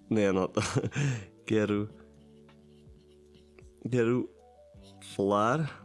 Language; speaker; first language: Portuguese; non-native, learner; Italian